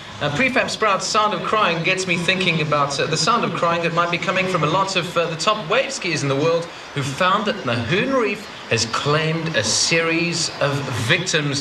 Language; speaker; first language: English; native; English